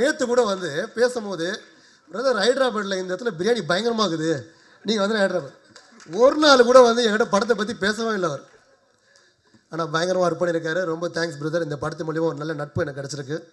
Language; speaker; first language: Tamil; native; Tamil